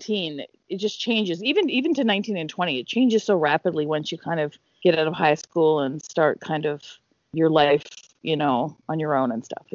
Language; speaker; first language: English; native; English